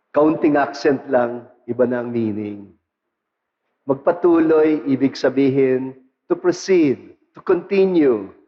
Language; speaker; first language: Filipino; non-native, local second language; Pampanga